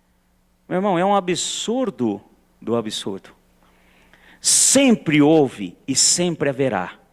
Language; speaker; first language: Portuguese; native; Portuguese